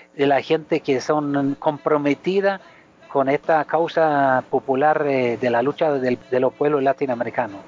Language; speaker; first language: Spanish; non-native, fluent; Swedish